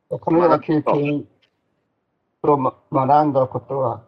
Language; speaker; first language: Japanese; non-native, fluent; Chinese